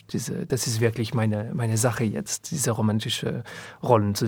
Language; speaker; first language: German; non-native, learner; French